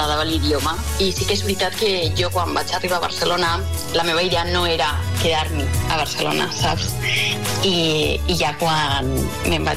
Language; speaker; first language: Catalan; non-native, local second language; Spanish